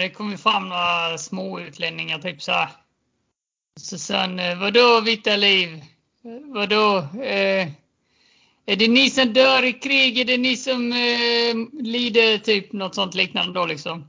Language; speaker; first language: Swedish; native; Swedish